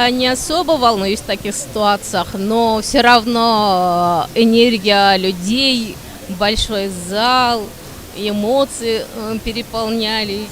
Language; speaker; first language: Russian; non-native, local second language; Kyrgyz